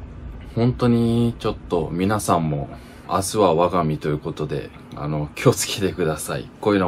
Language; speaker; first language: Japanese; native; Japanese